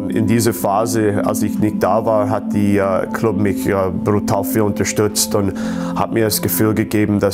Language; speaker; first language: German; non-native, fluent; English